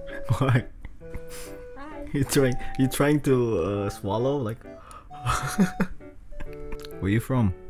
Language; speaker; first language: English; non-native, fluent; Indonesian